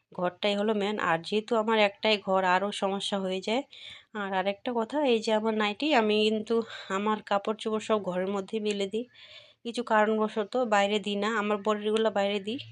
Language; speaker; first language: Bangla; non-native, local second language; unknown